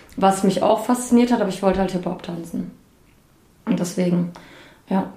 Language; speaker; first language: German; native; German